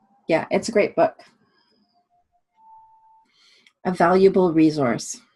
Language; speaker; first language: English; native; English